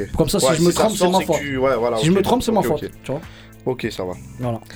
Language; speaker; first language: French; native; French